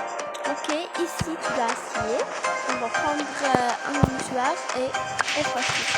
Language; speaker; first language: French; non-native, learner; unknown